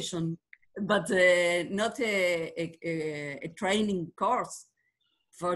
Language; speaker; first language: English; non-native, learner; Spanish